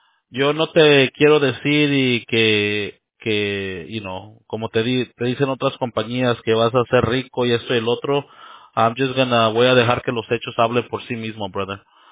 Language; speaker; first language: Spanish; early bilingual, heritage; Spanish